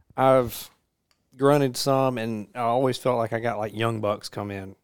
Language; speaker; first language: English; native; English